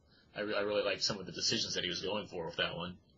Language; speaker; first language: English; native; English